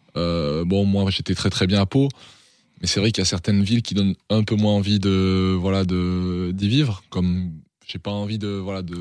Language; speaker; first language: French; native; French